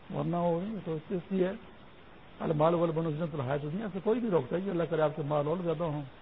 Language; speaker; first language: Urdu; non-native, local second language; Pashto